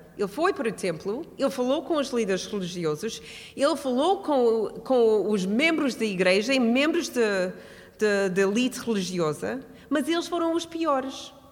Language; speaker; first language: Portuguese; non-native, fluent; English